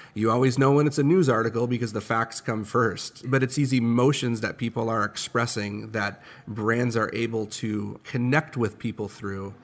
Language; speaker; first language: English; native; English